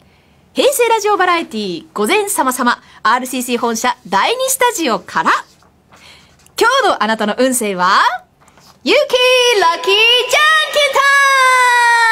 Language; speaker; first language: Japanese; native; Japanese